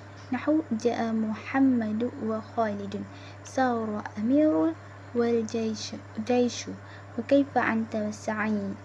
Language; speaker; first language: Arabic; non-native, learner; Malay